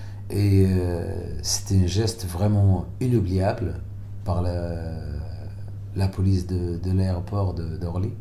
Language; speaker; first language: French; non-native, fluent; Arabic